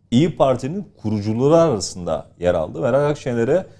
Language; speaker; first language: Turkish; native; Turkish